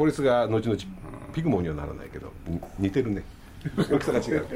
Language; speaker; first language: Japanese; native; Japanese